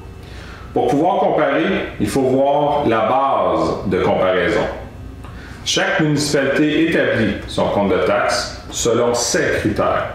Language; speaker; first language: French; native; French